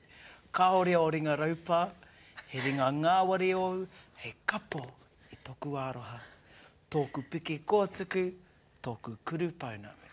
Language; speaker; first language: Māori; non-native, learner; English